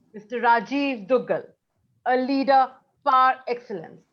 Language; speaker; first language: English; non-native, local second language; Hindi